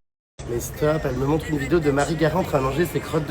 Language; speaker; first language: French; native; French